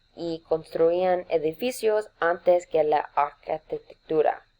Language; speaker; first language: Spanish; non-native, learner; English